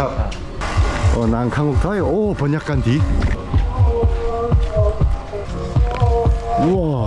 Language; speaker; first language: Thai; non-native, learner; Korean